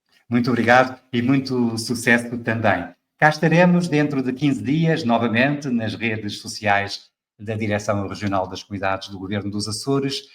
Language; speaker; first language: Portuguese; native; Portuguese